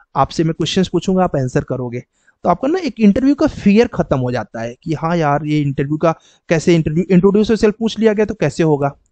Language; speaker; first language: Hindi; native; Hindi